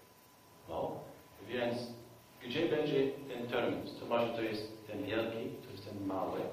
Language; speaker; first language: Polish; non-native, fluent; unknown